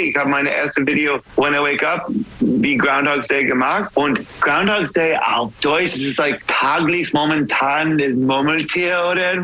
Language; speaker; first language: German; non-native, learner; English